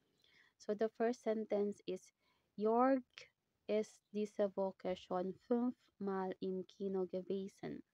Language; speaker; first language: German; non-native, fluent; Filipino